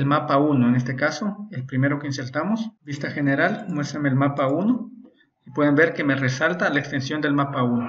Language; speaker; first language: Spanish; native; Spanish